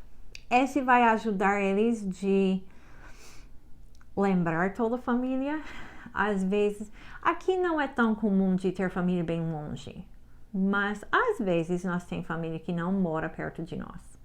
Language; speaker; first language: Portuguese; non-native, learner; English